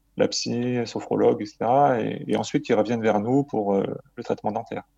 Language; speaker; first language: French; native; French